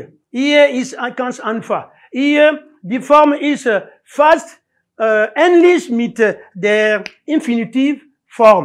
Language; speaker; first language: German; non-native, learner; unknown